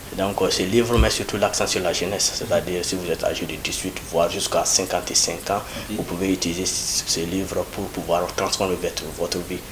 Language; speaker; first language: French; non-native, local second language; Bambara